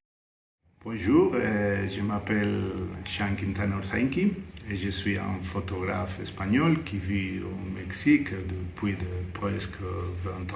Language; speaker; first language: French; non-native, fluent; Spanish